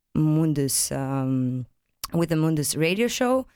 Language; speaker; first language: English; non-native, fluent; Greek